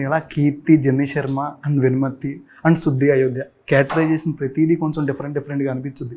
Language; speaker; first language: Telugu; native; Telugu